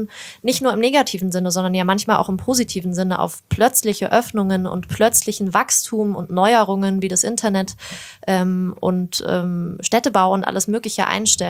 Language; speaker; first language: German; native; German